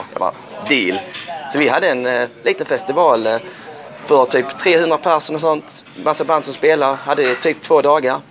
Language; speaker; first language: Swedish; native; Swedish